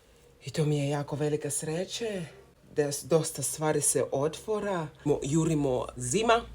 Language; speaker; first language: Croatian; non-native, learner; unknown